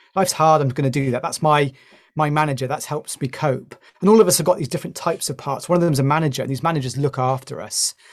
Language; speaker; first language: English; native; English